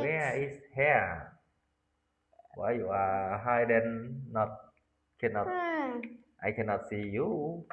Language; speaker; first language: English; non-native, learner; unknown